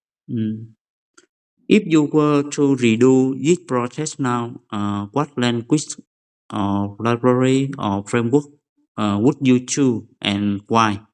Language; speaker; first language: English; non-native, fluent; Vietnamese